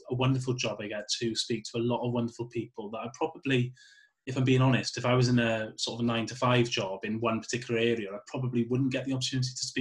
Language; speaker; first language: English; native; English